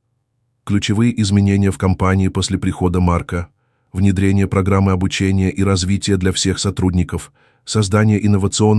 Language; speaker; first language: Russian; native; Russian